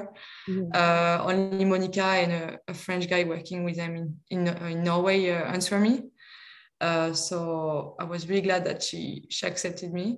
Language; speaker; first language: English; non-native, fluent; French